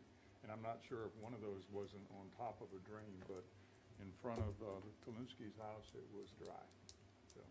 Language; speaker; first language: English; native; English